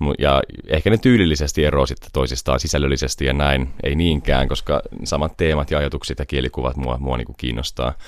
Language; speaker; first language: Finnish; early bilingual, heritage; Finnish